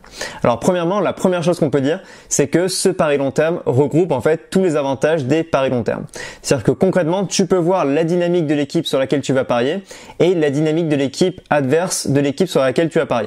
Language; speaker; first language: French; native; French